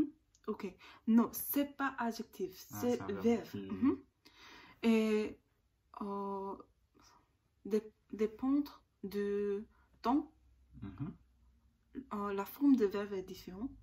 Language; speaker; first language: French; non-native, learner; Korean